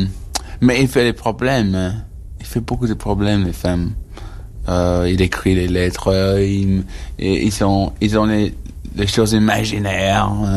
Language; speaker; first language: French; non-native, learner; English